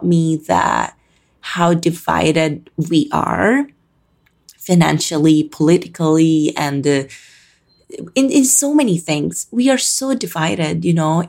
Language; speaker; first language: English; non-native, local second language; Filipino